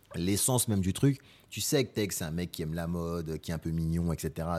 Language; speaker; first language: French; native; French